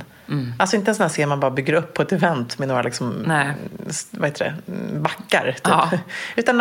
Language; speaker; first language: Swedish; native; Swedish